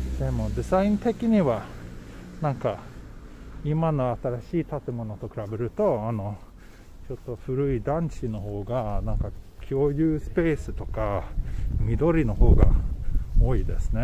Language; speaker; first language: Japanese; non-native, fluent; Swedish